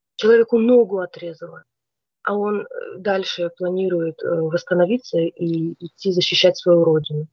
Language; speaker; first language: Russian; native; Russian